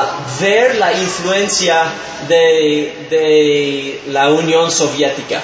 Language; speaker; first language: Spanish; non-native, fluent; English